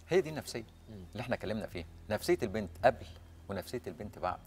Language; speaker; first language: Arabic; native; Arabic